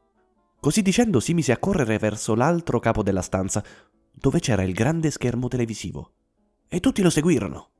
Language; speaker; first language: Italian; native; Italian